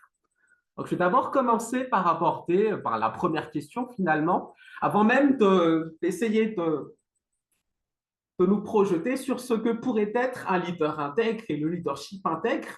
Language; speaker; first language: French; non-native, local second language; Malagasy